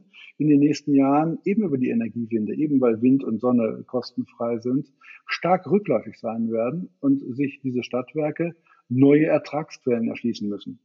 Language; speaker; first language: German; native; German